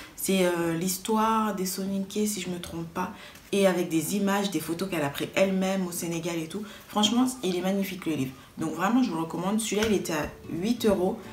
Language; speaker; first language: French; native; French